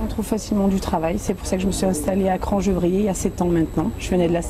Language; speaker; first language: French; native; French